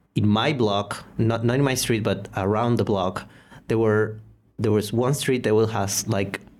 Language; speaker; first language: English; non-native, fluent; Spanish